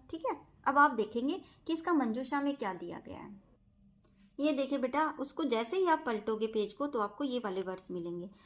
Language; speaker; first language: Hindi; native; Hindi